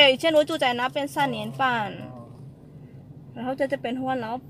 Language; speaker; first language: Chinese; non-native, learner; Indonesian